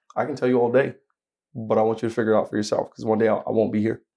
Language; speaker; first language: English; native; English